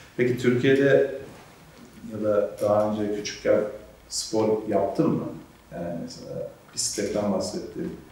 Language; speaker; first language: Turkish; native; Turkish